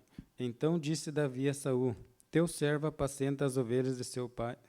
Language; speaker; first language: Portuguese; native; Portuguese